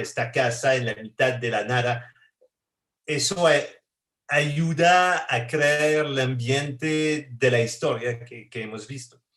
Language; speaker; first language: Spanish; non-native, fluent; French